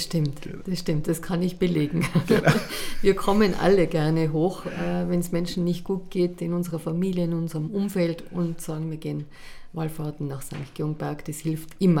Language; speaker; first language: German; native; German